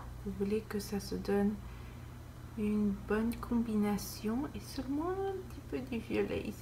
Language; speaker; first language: French; non-native, fluent; Spanish